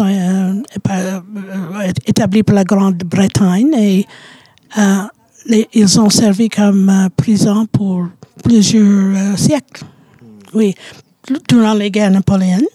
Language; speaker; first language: French; native; French